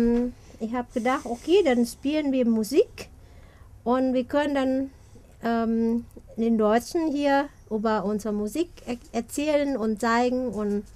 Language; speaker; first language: German; non-native, fluent; Indonesian